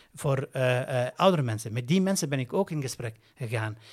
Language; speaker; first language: Dutch; native; Dutch